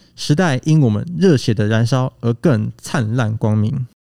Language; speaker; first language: Chinese; native; Chinese